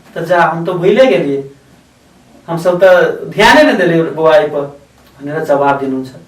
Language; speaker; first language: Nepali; non-native, local second language; Maithili